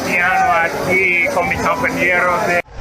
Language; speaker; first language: Spanish; early bilingual, heritage; Haitian Creole